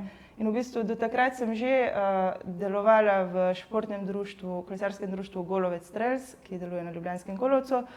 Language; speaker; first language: Slovenian; native; Slovenian